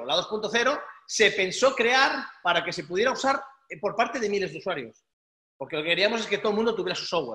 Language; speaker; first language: Spanish; native; Spanish